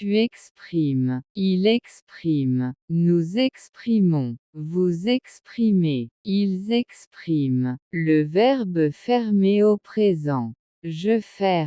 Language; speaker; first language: French; non-native, local second language; Arabic